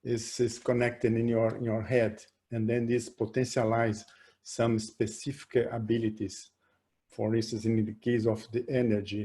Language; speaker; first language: English; non-native, fluent; Portuguese